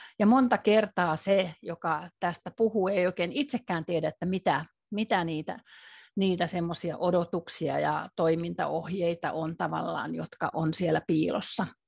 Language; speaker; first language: Finnish; native; Finnish